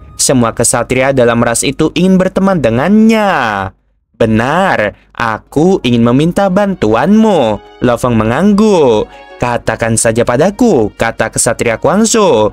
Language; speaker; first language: Indonesian; native; Indonesian